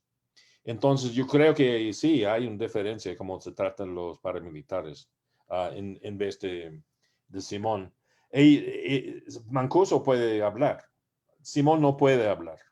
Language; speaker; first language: Spanish; non-native, learner; English